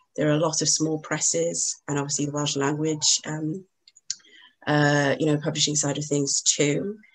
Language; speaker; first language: English; native; English